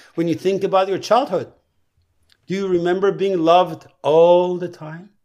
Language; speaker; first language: English; non-native, fluent; Persian